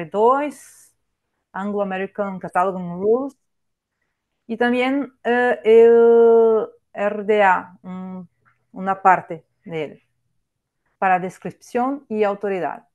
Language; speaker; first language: Spanish; non-native, fluent; Portuguese